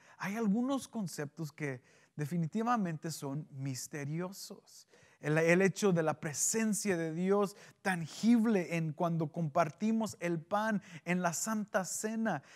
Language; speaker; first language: Spanish; early bilingual, heritage; Spanish